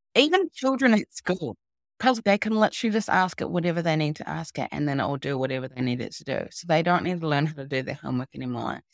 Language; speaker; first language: English; native; English